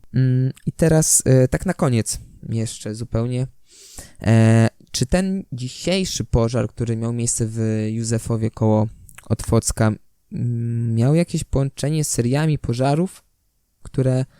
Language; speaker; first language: Polish; native; Polish